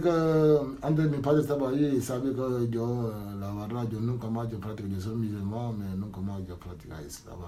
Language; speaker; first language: Spanish; non-native, learner; Wolof